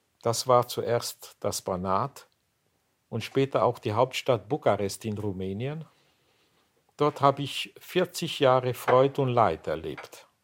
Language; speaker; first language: German; native; German